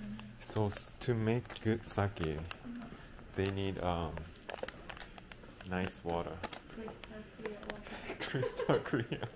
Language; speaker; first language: English; non-native, learner; Japanese